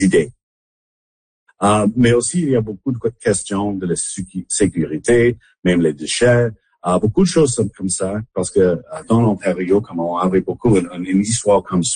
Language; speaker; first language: French; non-native, local second language; English